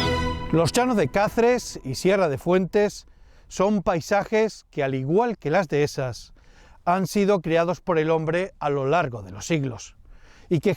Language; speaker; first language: Spanish; native; Spanish